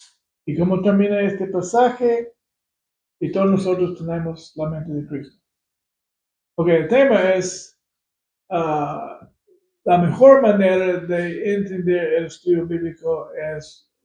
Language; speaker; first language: Spanish; non-native, fluent; English